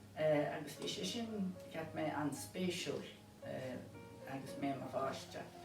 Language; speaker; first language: Irish; native; Irish